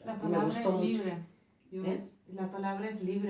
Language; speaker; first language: Spanish; non-native, fluent; Swedish